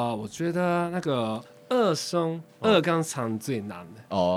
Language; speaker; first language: Chinese; non-native, fluent; Japanese